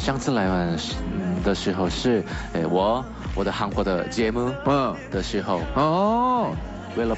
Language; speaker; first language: Chinese; non-native, learner; Korean